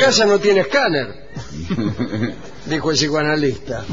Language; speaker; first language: Spanish; native; Spanish